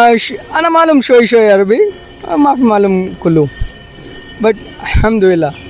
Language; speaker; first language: Arabic; non-native, learner; Urdu